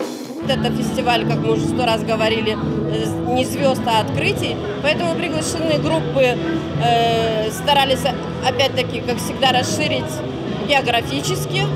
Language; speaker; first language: Russian; native; Russian